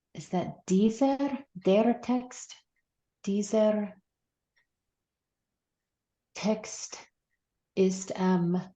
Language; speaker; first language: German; non-native, learner; English